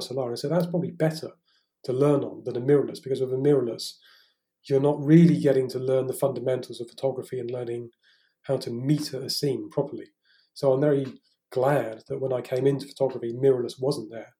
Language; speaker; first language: English; native; English